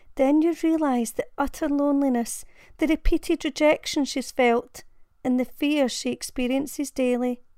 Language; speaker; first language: English; native; English